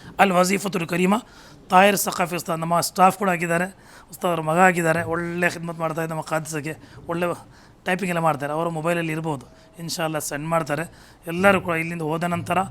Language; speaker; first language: Kannada; non-native, local second language; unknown